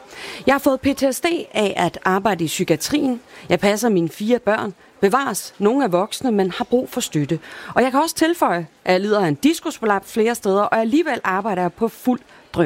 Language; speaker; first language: Danish; native; Danish